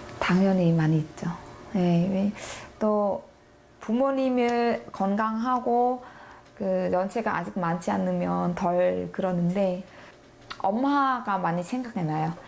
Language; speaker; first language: Korean; non-native, fluent; Vietnamese